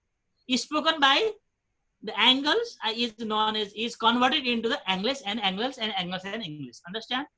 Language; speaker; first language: English; non-native, fluent; Nepali